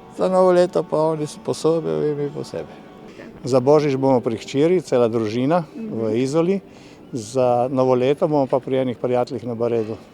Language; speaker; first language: Slovenian; native; Slovenian